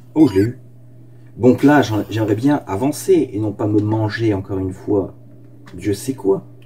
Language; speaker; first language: French; native; French